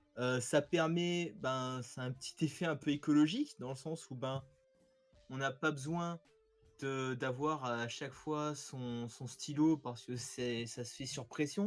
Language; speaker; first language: French; native; French